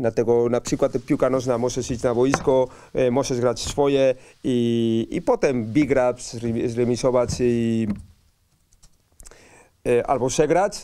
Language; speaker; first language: Polish; non-native, learner; Spanish